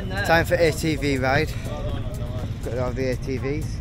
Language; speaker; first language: English; native; English